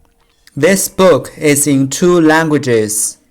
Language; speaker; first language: English; non-native, learner; Chinese